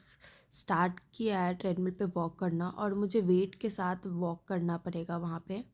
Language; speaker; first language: Hindi; native; Hindi